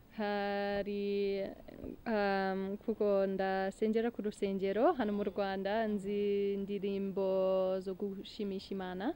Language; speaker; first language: Kinyarwanda; non-native, learner; English